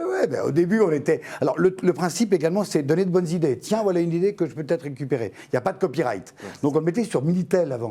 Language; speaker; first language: French; native; French